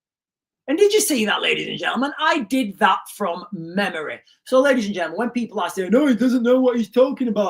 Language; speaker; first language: English; native; English